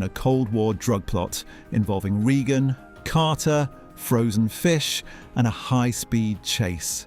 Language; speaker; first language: English; native; English